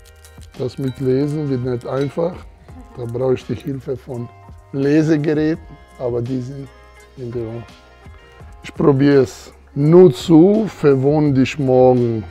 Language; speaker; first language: German; non-native, fluent; Serbian